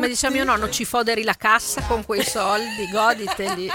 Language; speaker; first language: Italian; native; Italian